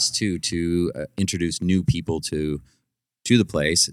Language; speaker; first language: English; native; English